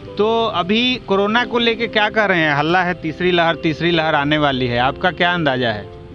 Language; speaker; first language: Hindi; native; Hindi